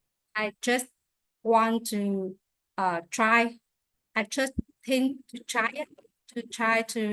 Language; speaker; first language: English; non-native, learner; Vietnamese